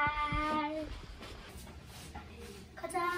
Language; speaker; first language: Korean; native; Korean